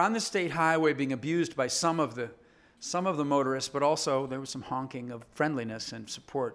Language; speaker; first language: English; native; English